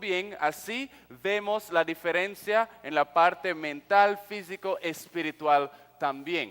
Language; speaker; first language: Spanish; non-native, fluent; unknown